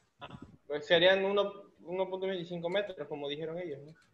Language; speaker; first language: Spanish; native; Spanish